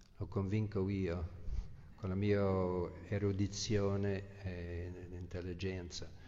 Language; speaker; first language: Italian; non-native, fluent; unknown